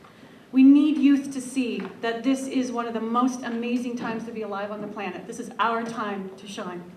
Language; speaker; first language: English; native; English